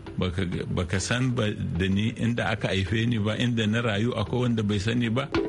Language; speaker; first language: Hausa; non-native, local second language; Arabic